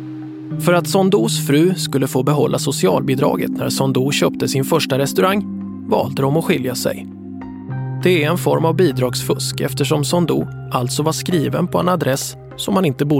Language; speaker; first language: Swedish; native; Swedish